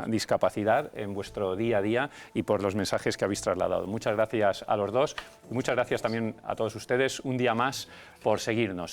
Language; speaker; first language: Spanish; native; Spanish